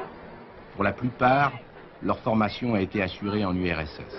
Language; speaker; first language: French; native; French